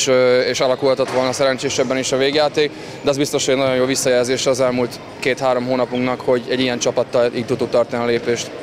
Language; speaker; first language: Hungarian; native; Hungarian